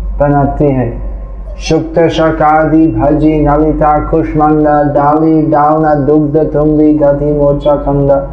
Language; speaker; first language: Hindi; non-native, fluent; English